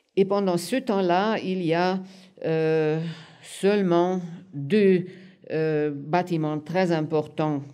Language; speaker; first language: French; non-native, fluent; Hungarian